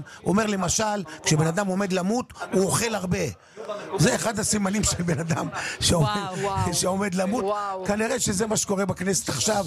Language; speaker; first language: Hebrew; native; Hebrew